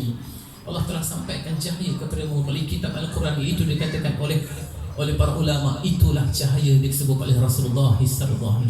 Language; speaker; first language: Malay; native; Malay